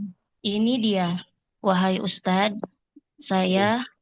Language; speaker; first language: Indonesian; native; Indonesian